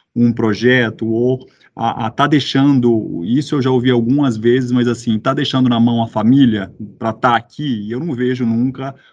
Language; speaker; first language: Portuguese; native; Portuguese